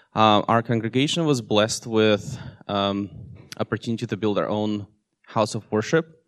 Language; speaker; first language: English; non-native, fluent; Russian